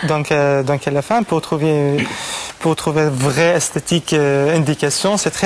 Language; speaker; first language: French; non-native, fluent; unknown